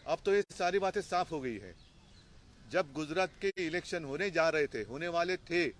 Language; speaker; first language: Hindi; non-native, local second language; Marathi